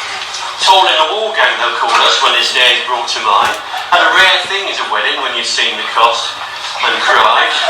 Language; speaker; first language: English; native; English